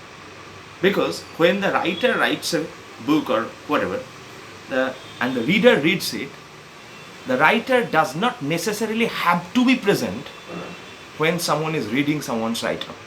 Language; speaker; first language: English; non-native, local second language; Bangla